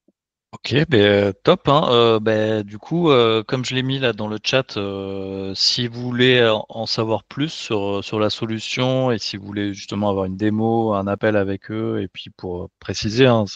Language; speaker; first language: French; native; French